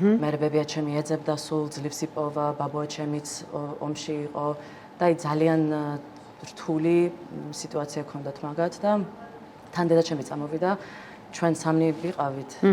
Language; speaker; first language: Georgian; early bilingual, other home language; Russian